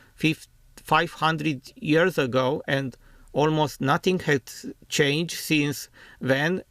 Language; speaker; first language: English; non-native, fluent; Romanian